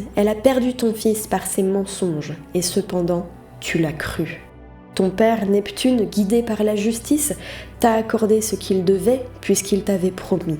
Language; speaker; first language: French; native; French